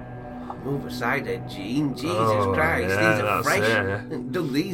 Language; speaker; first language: English; native; English